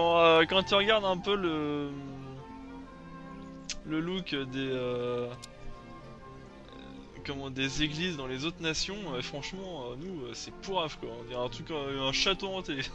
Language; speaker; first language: French; native; French